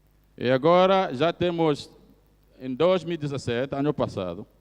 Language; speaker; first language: Portuguese; non-native, fluent; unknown